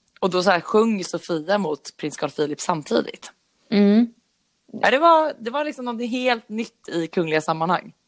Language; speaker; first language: Swedish; native; Swedish